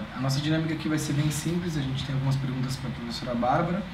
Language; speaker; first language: Portuguese; native; Portuguese